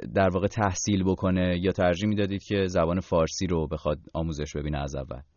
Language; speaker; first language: Persian; native; Persian